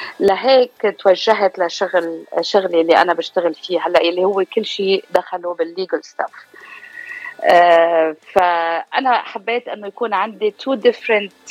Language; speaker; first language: Arabic; native; Arabic